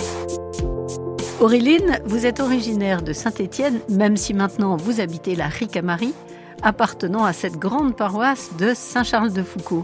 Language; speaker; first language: French; native; French